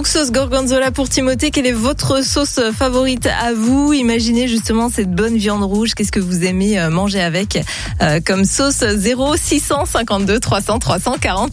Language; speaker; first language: French; native; French